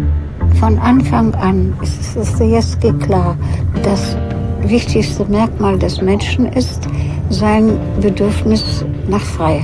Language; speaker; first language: German; non-native, fluent; Russian